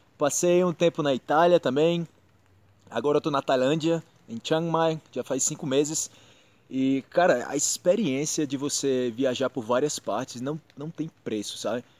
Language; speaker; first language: Portuguese; native; Portuguese